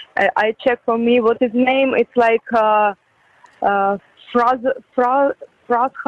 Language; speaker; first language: English; non-native, learner; Ukrainian